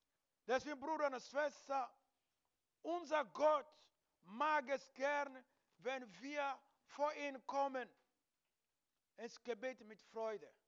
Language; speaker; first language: German; non-native, learner; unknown